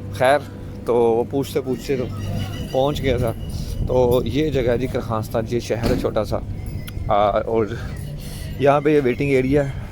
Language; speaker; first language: Urdu; native; Urdu